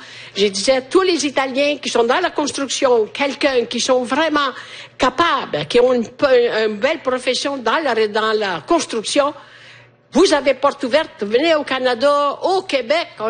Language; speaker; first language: French; non-native, fluent; Italian